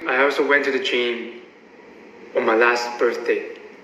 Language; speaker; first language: English; non-native, learner; Chinese